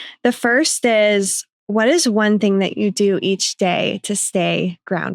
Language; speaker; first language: English; native; English